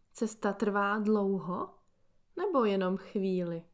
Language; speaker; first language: Czech; native; Czech